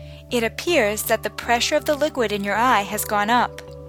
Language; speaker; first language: English; native; English